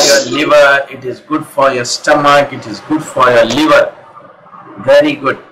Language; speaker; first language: English; non-native, local second language; Hindi